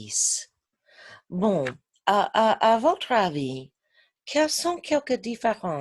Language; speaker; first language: French; non-native, fluent; English